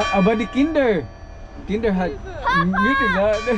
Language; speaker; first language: German; non-native, learner; Filipino